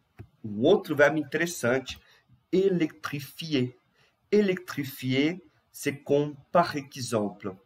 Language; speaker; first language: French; non-native, fluent; Portuguese